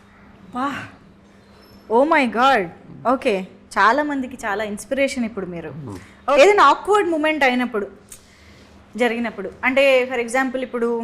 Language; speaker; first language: Telugu; native; Telugu